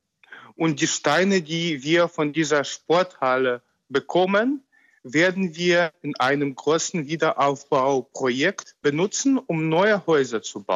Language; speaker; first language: German; non-native, fluent; Ukrainian